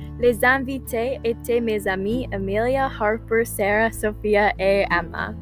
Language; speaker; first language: French; non-native, learner; English